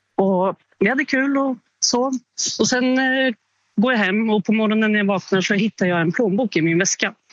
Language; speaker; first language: Swedish; native; Swedish